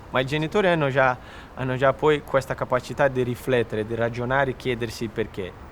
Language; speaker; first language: Italian; non-native, fluent; Portuguese